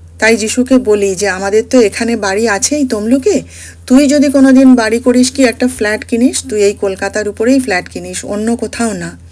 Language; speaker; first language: Bangla; early bilingual, other home language; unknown